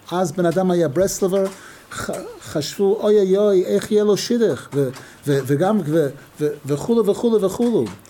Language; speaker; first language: Hebrew; non-native, fluent; English